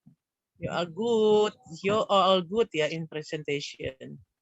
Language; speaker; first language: English; non-native, learner; Indonesian